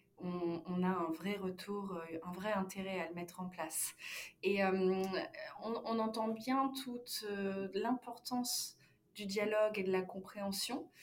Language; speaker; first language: French; native; French